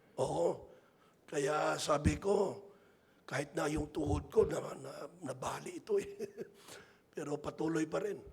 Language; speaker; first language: Filipino; non-native, local second language; Hiligaynon